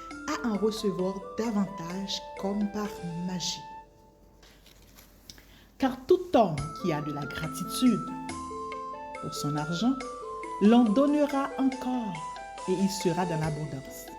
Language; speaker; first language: French; native; French